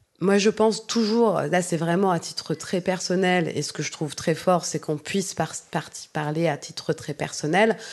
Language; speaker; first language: French; native; French